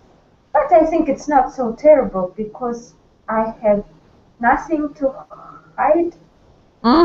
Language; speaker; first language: English; non-native, learner; Russian